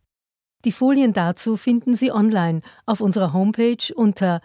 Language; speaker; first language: German; native; German